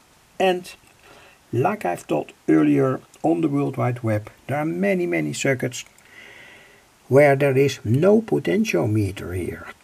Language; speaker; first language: English; non-native, fluent; Dutch